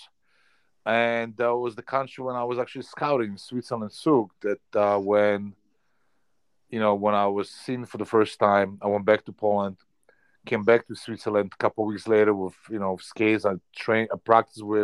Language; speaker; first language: English; non-native, fluent; Polish